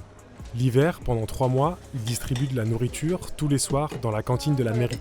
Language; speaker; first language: French; native; French